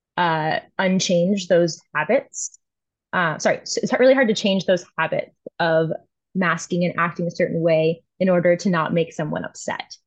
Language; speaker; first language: English; native; English